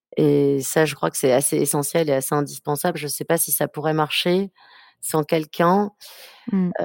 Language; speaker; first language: French; native; French